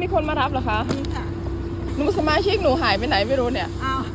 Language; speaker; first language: Thai; non-native, local second language; Northern Khmer